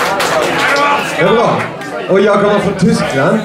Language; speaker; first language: Swedish; non-native, fluent; German